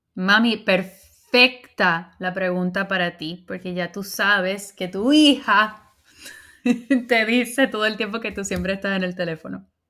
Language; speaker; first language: Spanish; early bilingual, heritage; Spanish